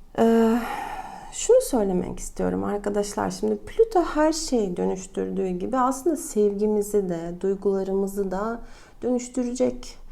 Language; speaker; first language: Turkish; non-native, fluent; Russian